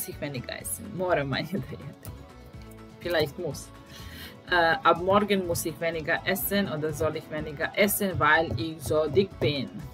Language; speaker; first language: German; non-native, fluent; Serbian